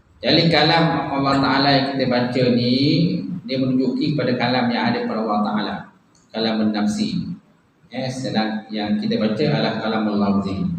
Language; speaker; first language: Malay; native; Malay